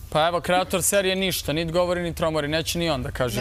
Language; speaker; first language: Serbian; native; Serbian